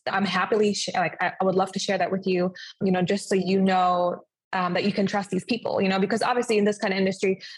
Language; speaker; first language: English; non-native, fluent; German